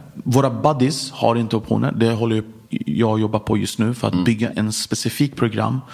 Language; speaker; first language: Swedish; early bilingual, other home language; Persian